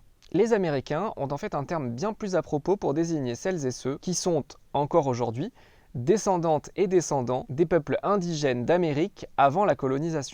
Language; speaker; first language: French; native; French